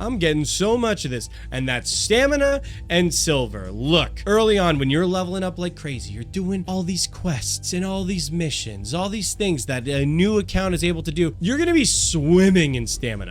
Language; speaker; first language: English; native; English